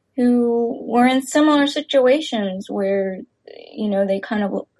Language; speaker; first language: English; native; English